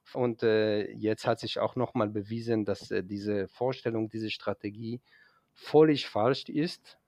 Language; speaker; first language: German; non-native, fluent; Hebrew